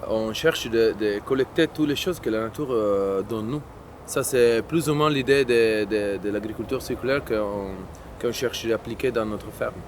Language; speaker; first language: French; non-native, learner; Italian